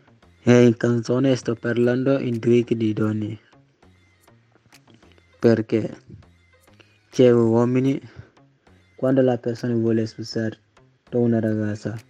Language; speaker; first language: Italian; non-native, learner; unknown